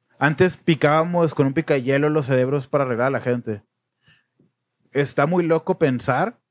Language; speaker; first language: Spanish; native; Spanish